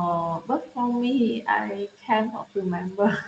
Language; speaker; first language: English; non-native, learner; Vietnamese